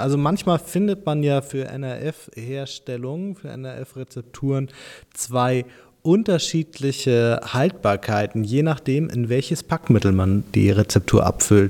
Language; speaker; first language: German; native; German